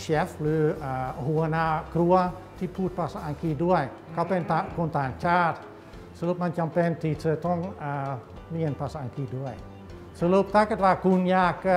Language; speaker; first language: Thai; non-native, fluent; Dutch